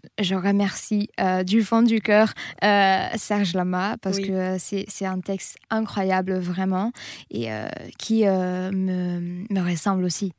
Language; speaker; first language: French; non-native, fluent; Italian